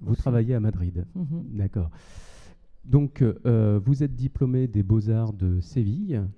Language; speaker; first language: French; native; French